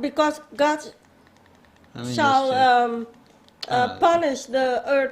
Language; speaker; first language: English; non-native, learner; Papiamento